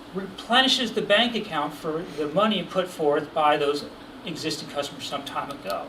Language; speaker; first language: English; native; English